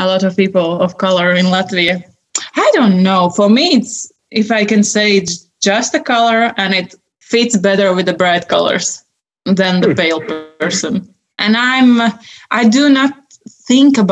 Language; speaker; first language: English; non-native, fluent; Latvian